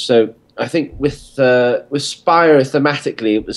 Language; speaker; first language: English; native; English